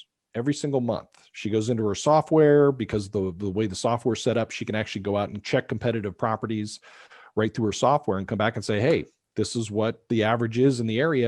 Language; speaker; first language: English; native; English